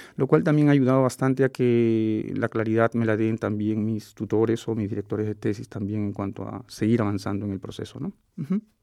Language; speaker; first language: Spanish; native; Spanish